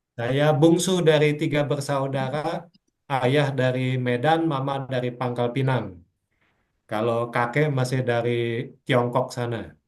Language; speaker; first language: Indonesian; native; Indonesian